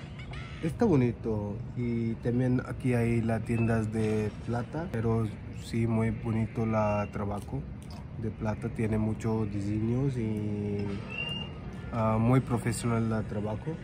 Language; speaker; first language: Spanish; non-native, learner; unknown